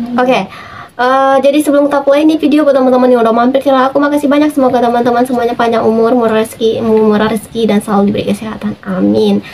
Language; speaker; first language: Indonesian; native; Indonesian